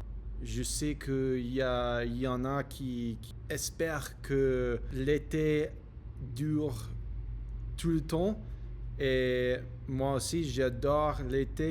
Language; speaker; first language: French; non-native, learner; English